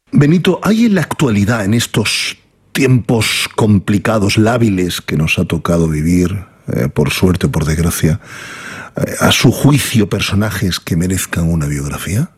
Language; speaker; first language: Spanish; native; Spanish